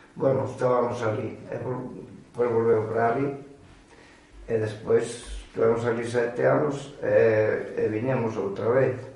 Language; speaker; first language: Galician; native; Galician